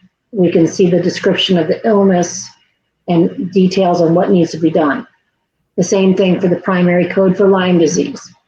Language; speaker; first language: English; native; English